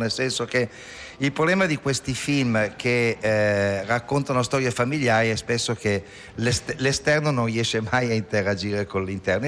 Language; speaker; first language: Italian; native; Italian